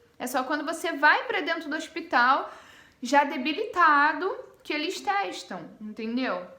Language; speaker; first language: Portuguese; native; Portuguese